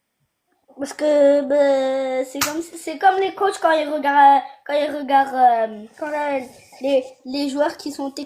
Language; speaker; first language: French; early bilingual, other home language; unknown